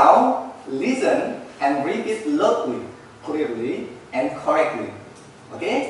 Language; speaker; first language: English; non-native, learner; Indonesian